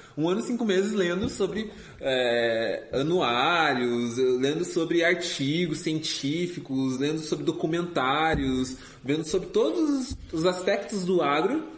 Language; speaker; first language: Portuguese; native; Portuguese